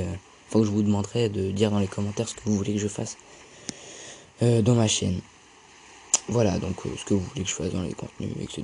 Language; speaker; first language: French; native; French